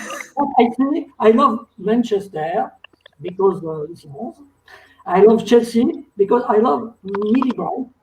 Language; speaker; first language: English; non-native, learner; French